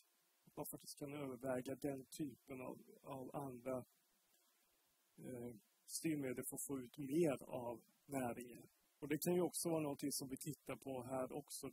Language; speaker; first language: Swedish; native; Swedish